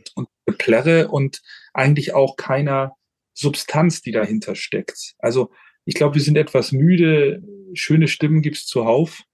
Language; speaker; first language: German; native; German